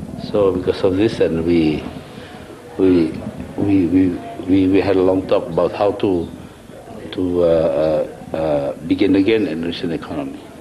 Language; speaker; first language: English; non-native, fluent; Indonesian